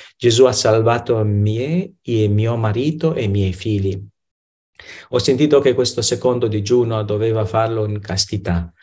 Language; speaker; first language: Italian; non-native, fluent; Romanian